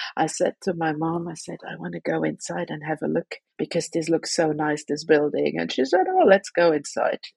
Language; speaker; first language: English; non-native, fluent; Luxembourgish